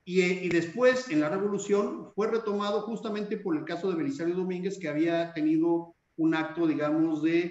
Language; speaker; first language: Spanish; native; Spanish